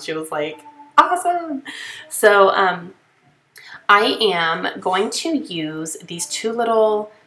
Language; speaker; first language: English; native; English